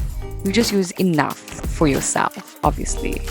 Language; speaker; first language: English; native; English